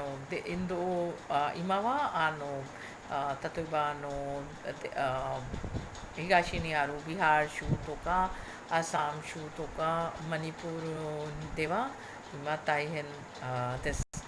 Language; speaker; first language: Japanese; non-native, fluent; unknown